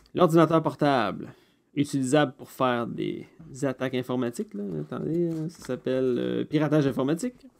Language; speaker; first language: French; native; French